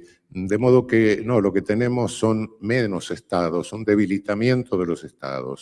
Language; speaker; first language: Spanish; native; Spanish